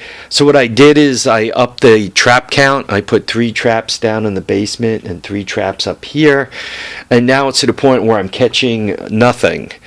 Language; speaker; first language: English; native; English